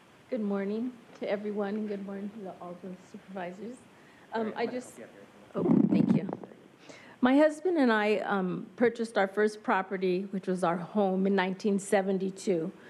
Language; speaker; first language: English; native; English